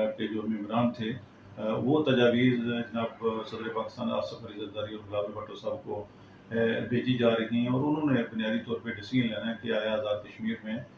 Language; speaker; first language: Urdu; non-native, local second language; Pahari-Potwari